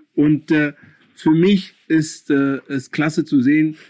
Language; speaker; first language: German; early bilingual, other home language; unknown